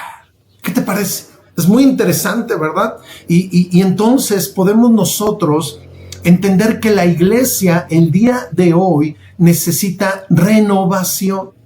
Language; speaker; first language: Spanish; native; Spanish